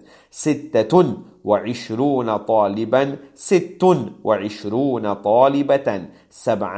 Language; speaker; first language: Arabic; non-native, fluent; English